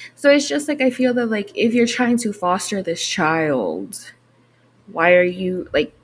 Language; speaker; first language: English; early bilingual, other home language; Spanish